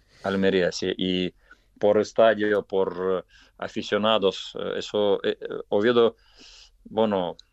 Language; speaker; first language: Spanish; non-native, fluent; Russian